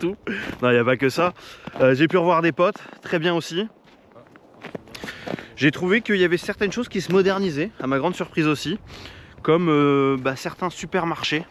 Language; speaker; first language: French; native; French